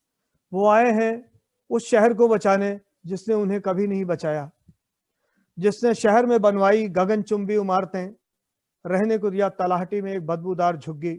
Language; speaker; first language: Hindi; native; Hindi